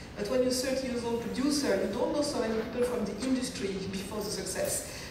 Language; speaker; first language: English; non-native, fluent; French